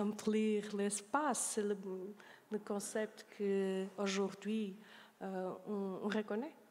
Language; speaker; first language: French; non-native, learner; Portuguese